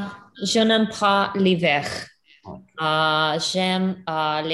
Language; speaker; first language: French; non-native, learner; English